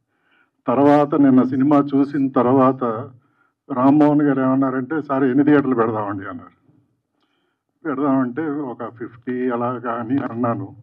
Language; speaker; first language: Telugu; native; Telugu